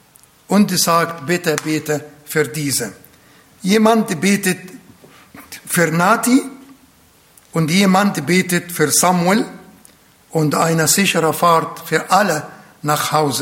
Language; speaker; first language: German; non-native, fluent; Arabic